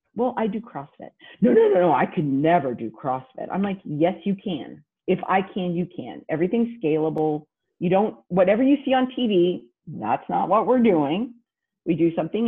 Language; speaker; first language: English; native; English